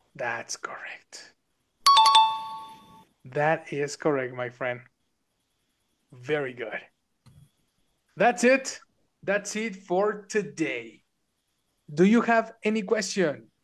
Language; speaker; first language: English; non-native, fluent; Spanish